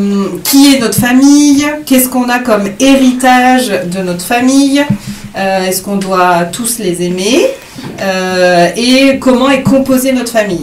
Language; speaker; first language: French; native; French